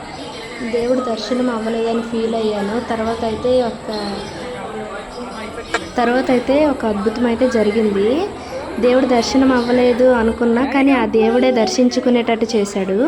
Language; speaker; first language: Telugu; native; Telugu